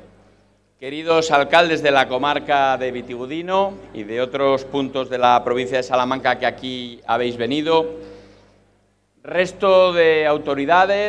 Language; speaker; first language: Spanish; native; Spanish